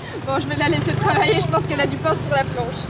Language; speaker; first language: French; native; French